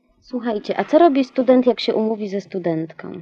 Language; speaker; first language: Polish; native; Polish